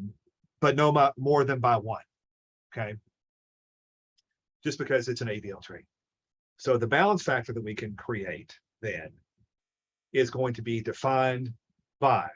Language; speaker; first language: English; native; English